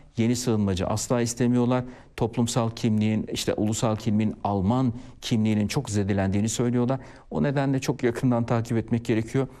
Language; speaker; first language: Turkish; early bilingual, heritage; Turkish